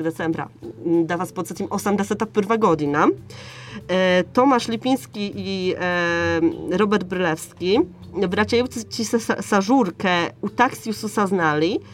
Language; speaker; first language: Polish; non-native, learner; Serbian